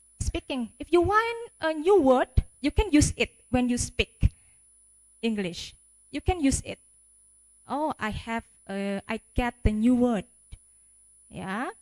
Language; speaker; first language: English; non-native, fluent; Indonesian